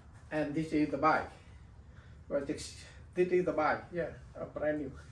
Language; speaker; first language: English; non-native, learner; Vietnamese